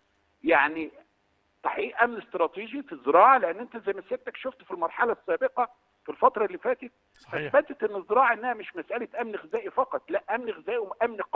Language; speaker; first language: Arabic; native; Arabic